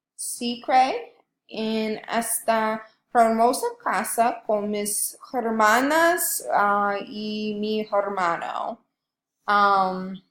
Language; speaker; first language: Spanish; non-native, learner; English